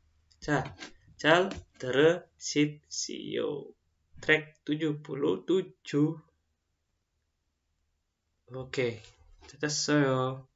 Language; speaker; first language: Korean; non-native, fluent; Indonesian